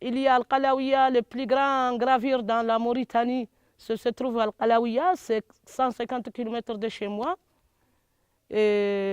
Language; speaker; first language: French; non-native, local second language; Arabic